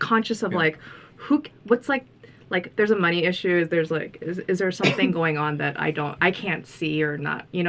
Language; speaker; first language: English; native; English